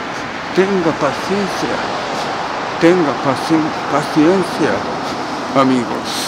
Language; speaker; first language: Spanish; non-native, learner; Japanese